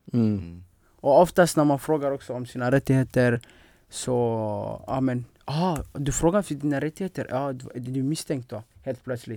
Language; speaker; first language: Swedish; non-native, fluent; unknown